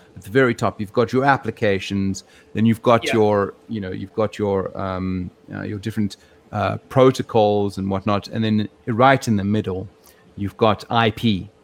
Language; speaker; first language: English; native; English